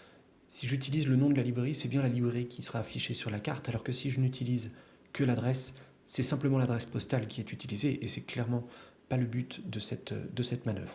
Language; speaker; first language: French; native; French